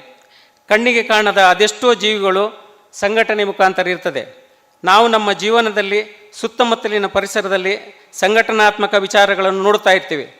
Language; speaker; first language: Kannada; native; Kannada